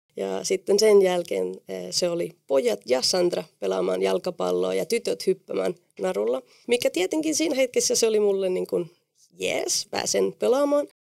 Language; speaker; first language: Finnish; non-native, fluent; Spanish